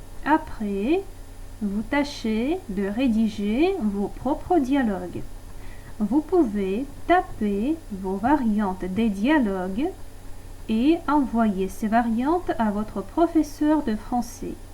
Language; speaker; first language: French; non-native, fluent; Russian